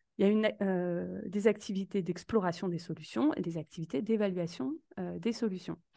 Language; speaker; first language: French; native; French